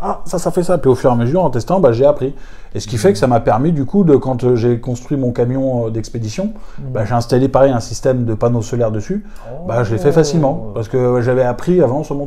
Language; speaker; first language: French; native; French